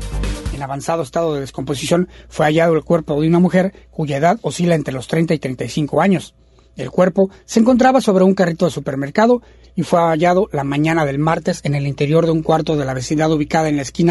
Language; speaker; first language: Spanish; native; Spanish